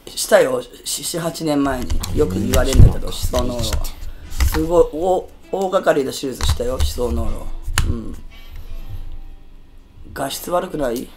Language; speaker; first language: Japanese; native; Japanese